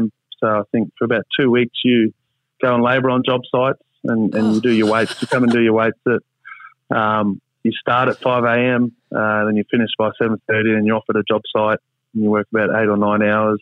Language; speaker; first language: English; native; English